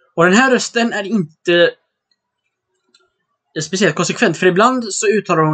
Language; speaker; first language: Swedish; native; Swedish